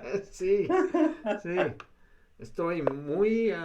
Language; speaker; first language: Spanish; non-native, learner; English